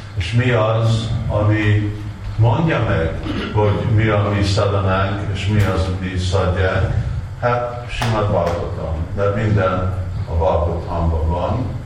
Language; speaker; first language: Hungarian; non-native, learner; Russian